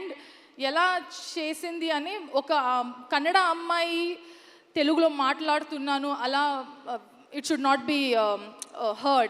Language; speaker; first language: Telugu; non-native, learner; Kannada